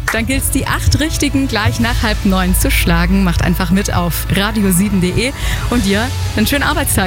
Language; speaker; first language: German; native; German